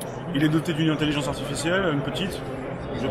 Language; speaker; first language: French; native; French